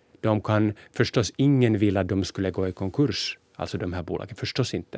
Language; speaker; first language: Swedish; non-native, local second language; Finnish